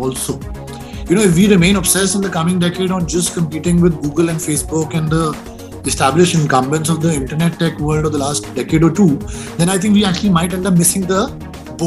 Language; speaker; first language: English; non-native, local second language; Hindi